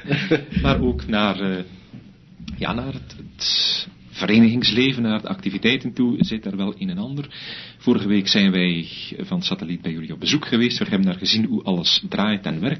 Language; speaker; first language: Dutch; native; Dutch